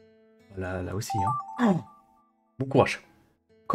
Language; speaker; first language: French; native; French